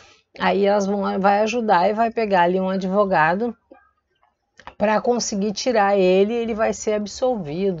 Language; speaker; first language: Portuguese; native; Portuguese